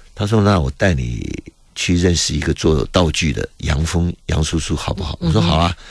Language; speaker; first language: Chinese; native; Chinese